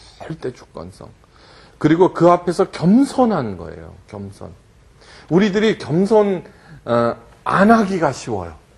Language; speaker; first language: Korean; early bilingual, heritage; Korean